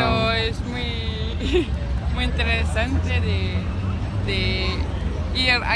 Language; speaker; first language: Spanish; non-native, learner; French